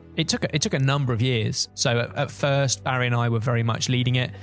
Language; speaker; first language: English; native; English